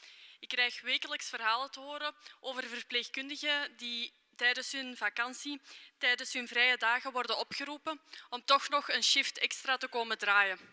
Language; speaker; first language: Dutch; native; Dutch